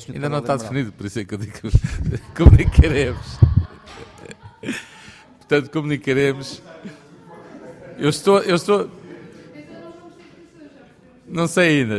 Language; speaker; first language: Portuguese; native; Portuguese